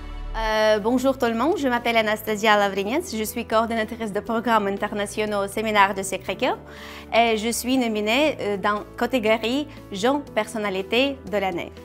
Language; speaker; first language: French; non-native, learner; Ukrainian